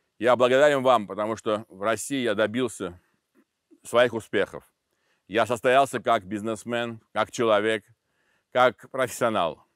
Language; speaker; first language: Russian; non-native, local second language; Armenian